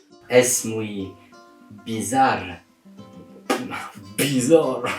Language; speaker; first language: Spanish; non-native, learner; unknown